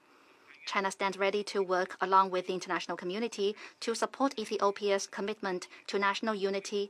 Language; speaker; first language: English; non-native, fluent; Chinese